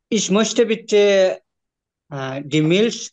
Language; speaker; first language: German; non-native, learner; Bangla